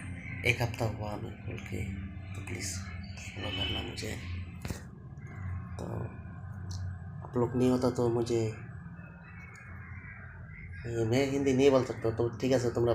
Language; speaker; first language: Hindi; non-native, local second language; Bangla